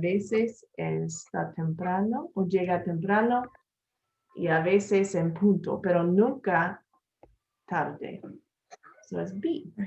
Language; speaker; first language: Spanish; non-native, learner; English